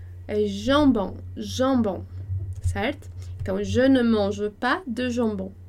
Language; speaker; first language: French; non-native, fluent; Portuguese